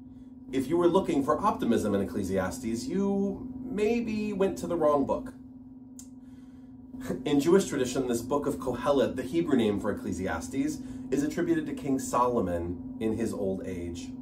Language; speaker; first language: English; native; English